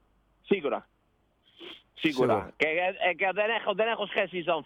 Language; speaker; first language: Greek; non-native, learner; Dutch